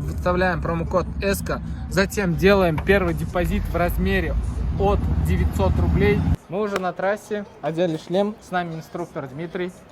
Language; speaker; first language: Russian; non-native, fluent; Turkmen